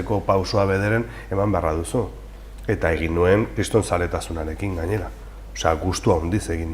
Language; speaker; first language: Basque; non-native, local second language; Spanish